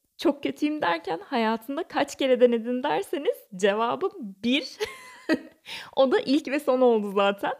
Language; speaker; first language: Turkish; native; Turkish